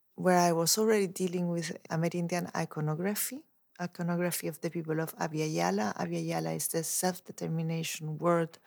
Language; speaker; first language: English; non-native, fluent; Spanish